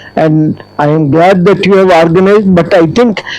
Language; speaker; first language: English; non-native, local second language; Telugu